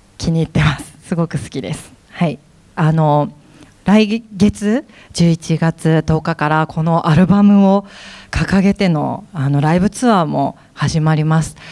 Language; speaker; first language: Japanese; native; Japanese